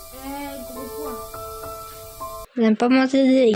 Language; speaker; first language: French; non-native, local second language; Morisyen